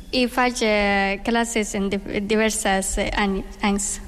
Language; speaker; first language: Catalan; non-native, learner; Persian